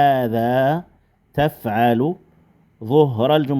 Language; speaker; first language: Arabic; non-native, fluent; Indonesian